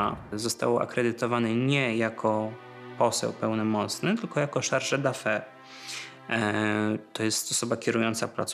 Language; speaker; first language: Polish; native; Polish